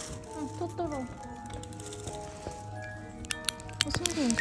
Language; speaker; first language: Japanese; non-native, learner; Korean